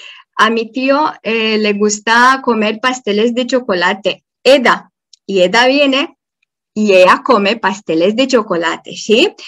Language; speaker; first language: Spanish; non-native, fluent; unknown